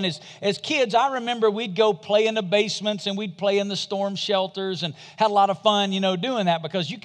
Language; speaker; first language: English; native; English